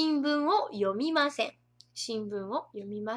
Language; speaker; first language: Japanese; non-native, fluent; Portuguese